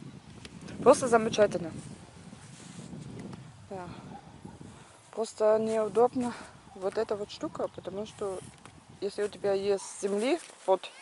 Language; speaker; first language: Russian; non-native, learner; German